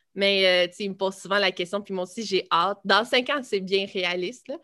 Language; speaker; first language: French; native; French